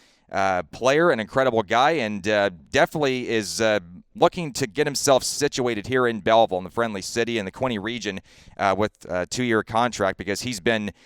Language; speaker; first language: English; native; English